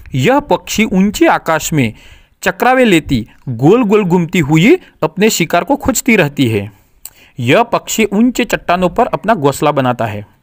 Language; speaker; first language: Hindi; non-native, local second language; Gujarati